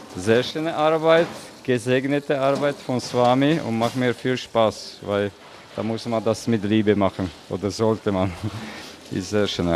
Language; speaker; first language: German; non-native, fluent; Slovak